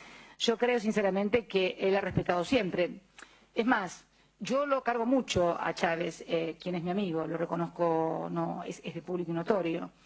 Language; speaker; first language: Spanish; native; Spanish